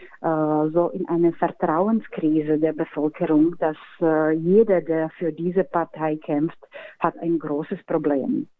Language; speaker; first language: German; non-native, fluent; Slovak